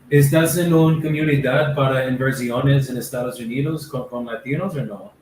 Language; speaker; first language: Spanish; non-native, learner; English